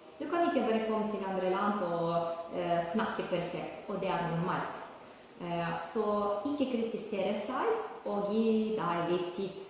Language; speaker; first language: Norwegian; non-native, learner; Ukrainian